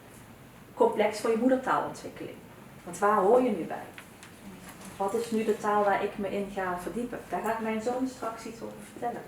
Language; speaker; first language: Dutch; early bilingual, other home language; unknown